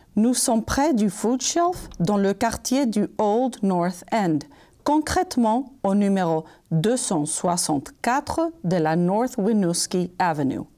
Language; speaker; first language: French; non-native, fluent; Spanish